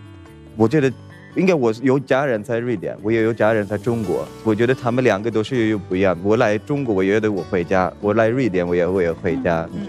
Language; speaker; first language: Chinese; non-native, fluent; Swedish